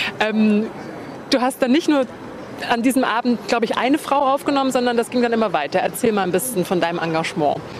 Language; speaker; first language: German; native; German